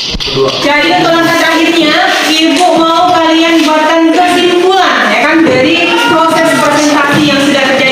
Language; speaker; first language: Indonesian; native; Indonesian